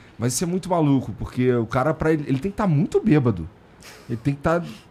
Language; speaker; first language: Portuguese; native; Portuguese